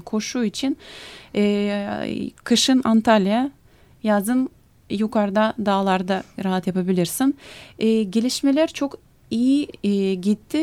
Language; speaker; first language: Turkish; non-native, fluent; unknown